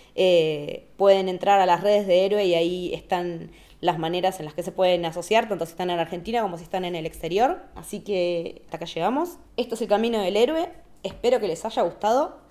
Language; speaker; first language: Spanish; native; Spanish